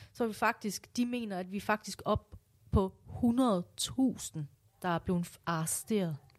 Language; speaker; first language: Danish; early bilingual, other home language; Persian